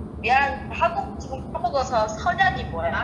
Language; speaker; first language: Korean; non-native, fluent; Chinese